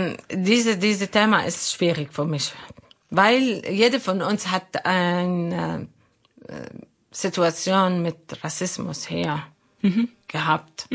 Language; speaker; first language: German; non-native, learner; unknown